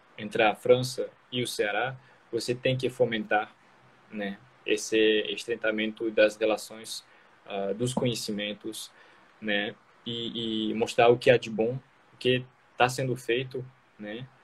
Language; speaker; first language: Portuguese; non-native, fluent; French